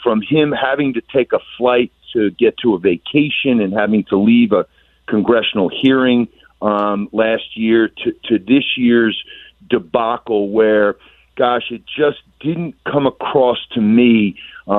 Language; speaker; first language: English; native; English